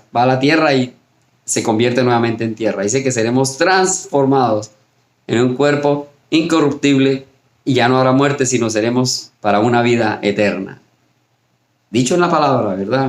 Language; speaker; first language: Spanish; native; Spanish